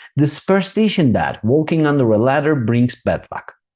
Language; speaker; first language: English; non-native, fluent; Turkish